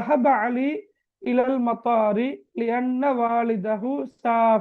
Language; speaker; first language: Arabic; non-native, fluent; Tamil